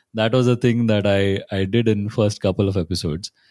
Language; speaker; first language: English; non-native, local second language; Marathi